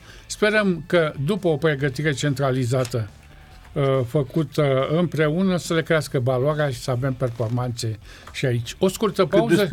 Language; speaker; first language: Romanian; native; Romanian